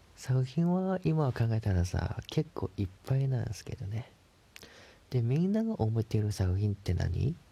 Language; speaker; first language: Japanese; non-native, fluent; Chinese